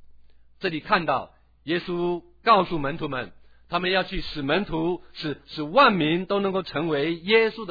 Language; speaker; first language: Chinese; native; Chinese